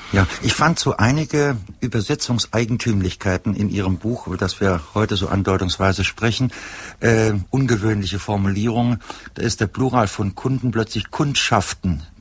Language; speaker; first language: German; native; German